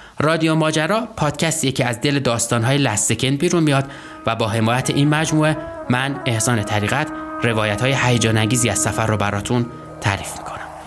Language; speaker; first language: Persian; native; Persian